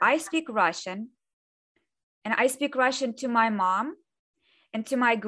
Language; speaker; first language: English; non-native, fluent; Russian